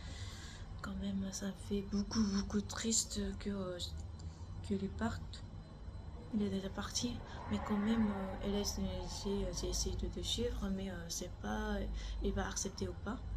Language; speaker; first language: French; non-native, learner; Korean